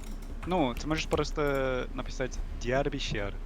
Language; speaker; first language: Russian; non-native, learner; English